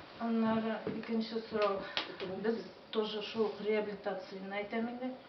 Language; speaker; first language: Tatar; native; Tatar